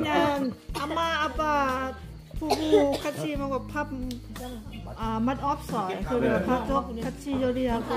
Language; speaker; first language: Korean; non-native, learner; Lao